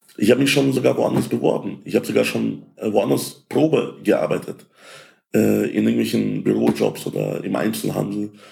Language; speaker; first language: German; early bilingual, other home language; Russian